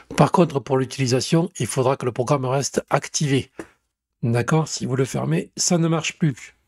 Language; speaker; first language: French; native; French